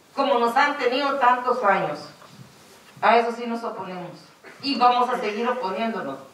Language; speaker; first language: Spanish; native; Spanish